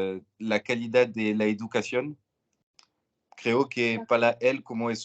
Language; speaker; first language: Spanish; non-native, learner; French